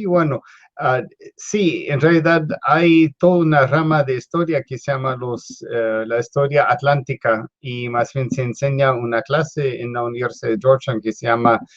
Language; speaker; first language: Spanish; non-native, fluent; English